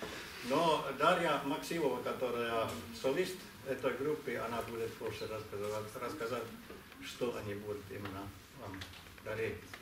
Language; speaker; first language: Russian; non-native, fluent; Finnish